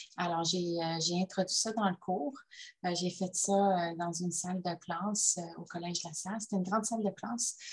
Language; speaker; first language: French; native; French